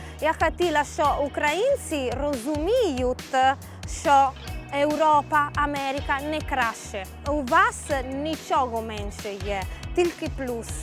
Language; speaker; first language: Ukrainian; non-native, learner; Italian